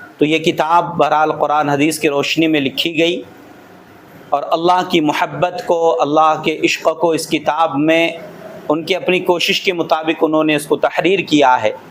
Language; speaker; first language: Urdu; native; Urdu